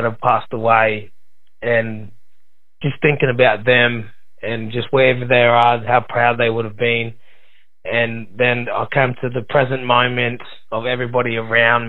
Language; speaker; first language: English; native; English